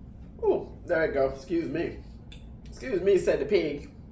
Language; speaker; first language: English; native; English